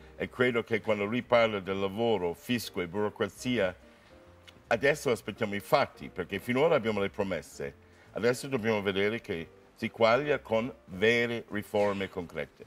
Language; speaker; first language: Italian; non-native, fluent; English